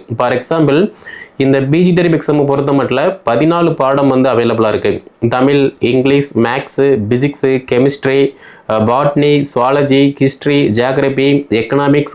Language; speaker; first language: Tamil; native; Tamil